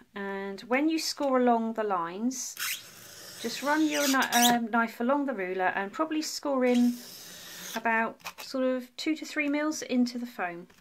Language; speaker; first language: English; native; English